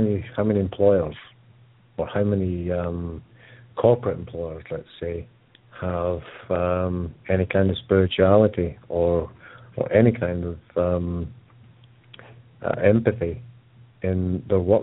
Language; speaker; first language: English; native; English